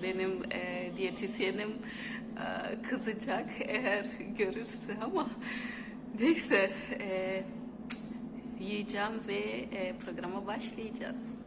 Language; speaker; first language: Turkish; non-native, fluent; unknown